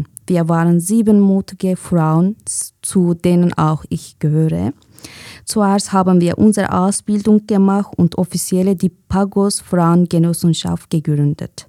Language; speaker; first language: German; non-native, fluent; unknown